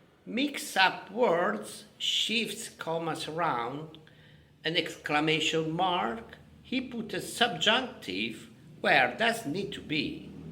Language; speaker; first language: English; non-native, fluent; Italian